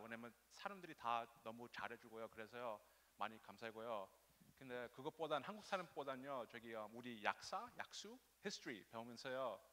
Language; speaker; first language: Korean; early bilingual, heritage; English